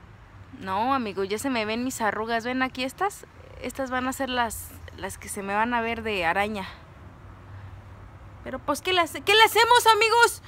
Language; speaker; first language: Spanish; native; Spanish